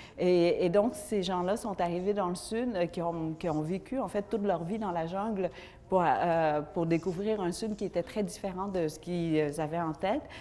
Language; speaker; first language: French; early bilingual, other home language; Vietnamese